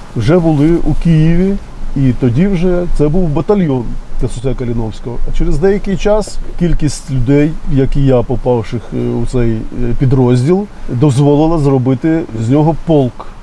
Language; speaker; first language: Ukrainian; native; Ukrainian